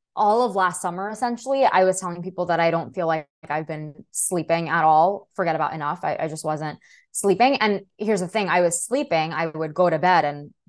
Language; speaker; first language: English; early bilingual, other home language; Russian